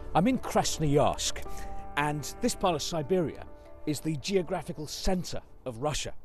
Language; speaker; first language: English; native; English